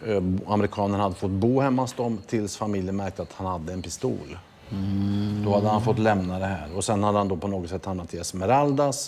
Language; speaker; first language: Swedish; native; Swedish